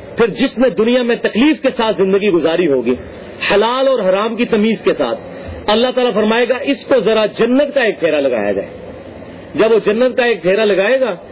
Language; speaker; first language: Urdu; non-native, local second language; Punjabi